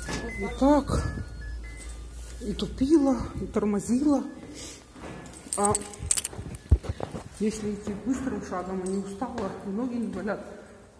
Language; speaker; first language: Russian; native; Russian